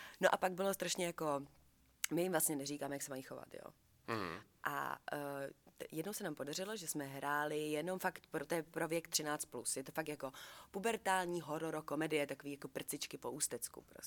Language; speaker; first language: Czech; native; Czech